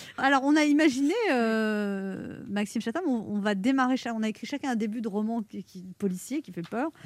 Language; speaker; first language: French; native; French